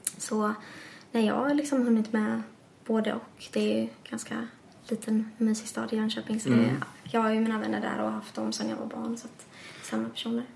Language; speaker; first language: Swedish; early bilingual, other home language; English